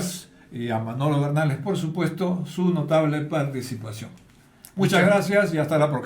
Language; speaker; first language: Spanish; native; Spanish